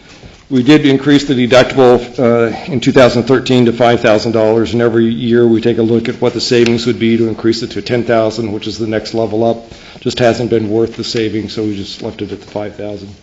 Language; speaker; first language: English; native; English